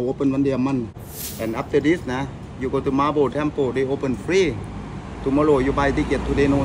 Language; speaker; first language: English; non-native, learner; Thai